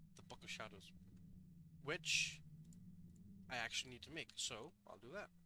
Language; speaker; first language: English; native; English